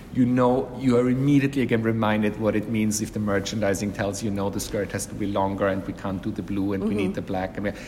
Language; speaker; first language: English; non-native, fluent; German